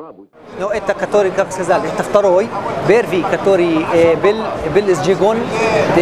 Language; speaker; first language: Russian; non-native, learner; Arabic